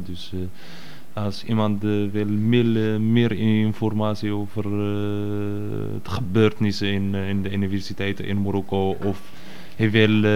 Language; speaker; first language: Dutch; non-native, fluent; Arabic